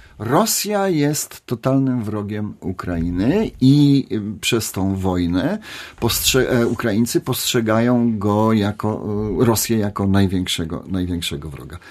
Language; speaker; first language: Polish; native; Polish